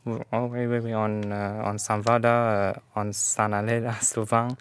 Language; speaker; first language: French; non-native, fluent; Arabic